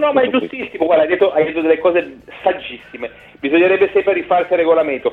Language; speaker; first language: Italian; native; Italian